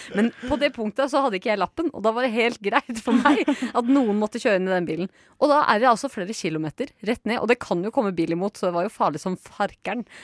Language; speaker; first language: Norwegian; native; Norwegian